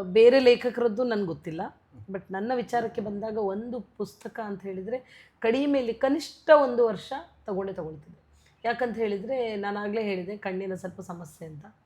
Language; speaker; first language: Kannada; non-native, local second language; Tulu